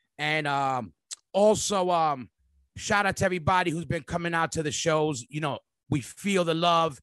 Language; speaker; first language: English; native; English